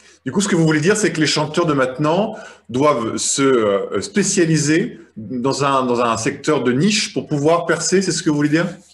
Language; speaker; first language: French; native; French